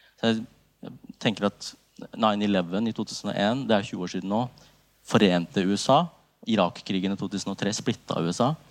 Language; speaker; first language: Norwegian; early bilingual, other home language; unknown